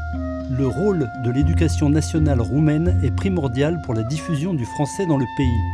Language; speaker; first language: French; native; French